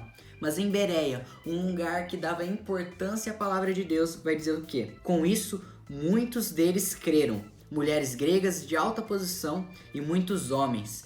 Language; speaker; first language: Portuguese; native; Portuguese